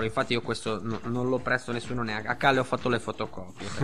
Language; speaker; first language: Italian; native; Italian